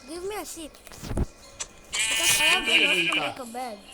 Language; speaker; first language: English; non-native, local second language; Filipino